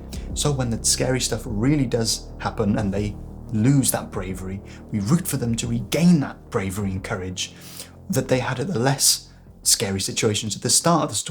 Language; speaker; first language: English; native; English